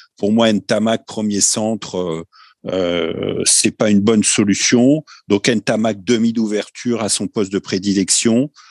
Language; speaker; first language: French; native; French